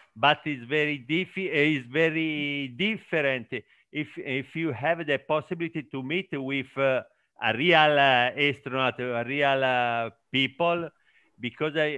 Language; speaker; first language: English; non-native, learner; Italian